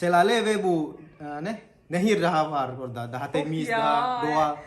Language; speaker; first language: Turkish; non-native, learner; Indonesian